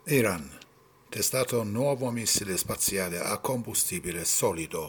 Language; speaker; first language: Italian; non-native, fluent; Persian